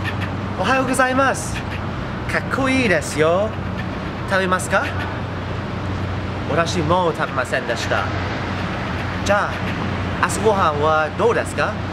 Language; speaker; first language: Japanese; non-native, learner; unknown